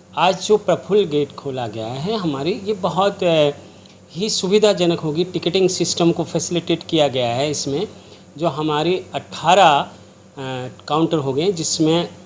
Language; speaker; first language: Hindi; native; Hindi